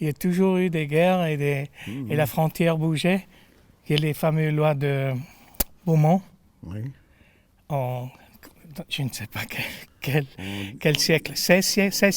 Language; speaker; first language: French; non-native, fluent; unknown